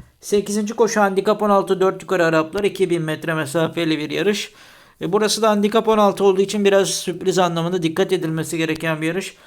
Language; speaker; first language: Turkish; native; Turkish